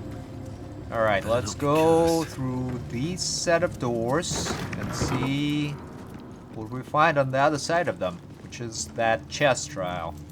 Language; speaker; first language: English; native; English